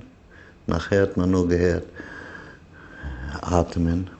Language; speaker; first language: German; non-native, learner; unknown